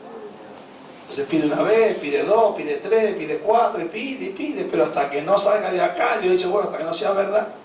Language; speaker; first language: Spanish; native; Spanish